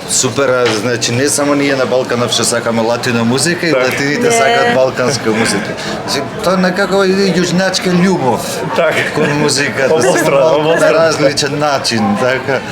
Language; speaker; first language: Macedonian; native; Macedonian